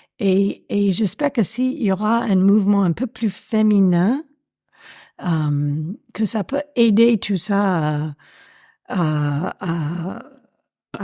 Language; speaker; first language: French; non-native, fluent; English